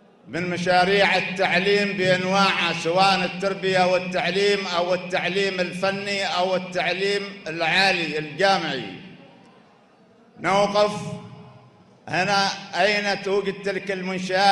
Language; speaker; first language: Arabic; native; Arabic